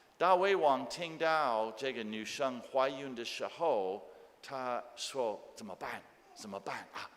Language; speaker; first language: Chinese; non-native, fluent; English